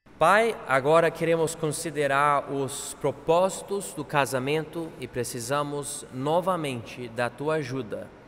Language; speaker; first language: Portuguese; non-native, fluent; English